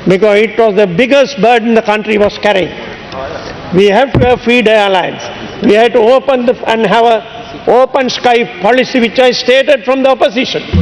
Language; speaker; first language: English; non-native, local second language; Sinhala